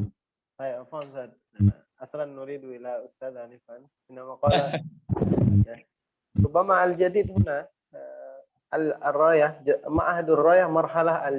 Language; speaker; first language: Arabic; non-native, fluent; Indonesian